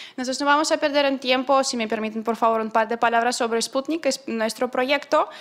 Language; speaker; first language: Spanish; non-native, fluent; Russian